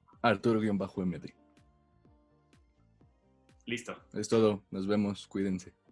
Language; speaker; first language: Spanish; native; Spanish